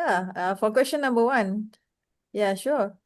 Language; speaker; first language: English; non-native, local second language; Malay